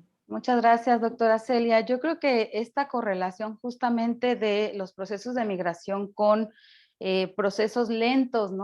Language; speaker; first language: Spanish; native; Spanish